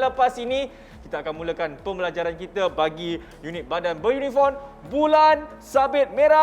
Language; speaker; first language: Malay; native; Malay